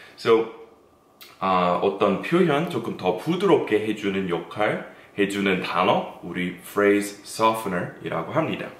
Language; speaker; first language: Korean; non-native, fluent; English